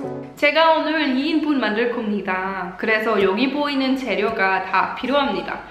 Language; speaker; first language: Korean; non-native, fluent; German